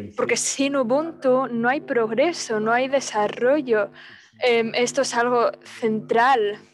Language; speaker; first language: Spanish; non-native, fluent; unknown